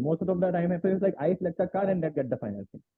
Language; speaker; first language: English; non-native, local second language; Hindi